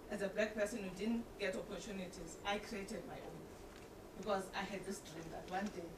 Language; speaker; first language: English; non-native, local second language; Xhosa